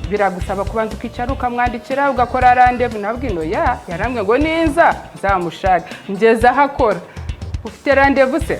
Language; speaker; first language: Kinyarwanda; early bilingual, heritage; Kinyarwanda